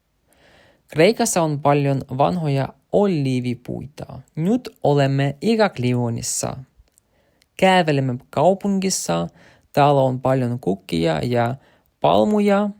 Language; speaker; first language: Finnish; non-native, learner; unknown